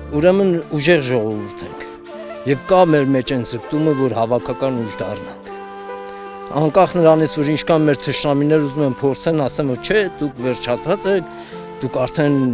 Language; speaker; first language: Armenian; early bilingual, heritage; Armenian